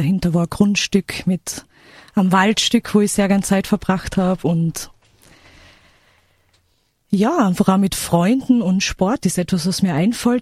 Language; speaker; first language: German; native; German